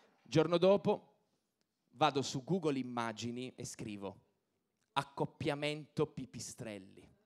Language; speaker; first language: Italian; native; Italian